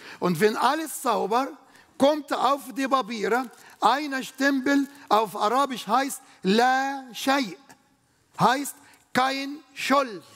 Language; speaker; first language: German; non-native, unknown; Arabic